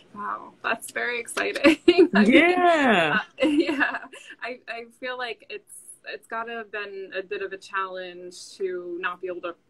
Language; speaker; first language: English; native; English